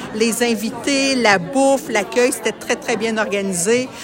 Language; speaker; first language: French; native; French